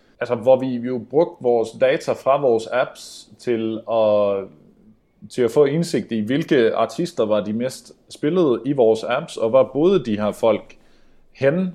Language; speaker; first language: Danish; native; Danish